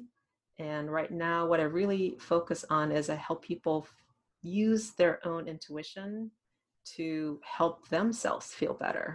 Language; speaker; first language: English; non-native, fluent; Thai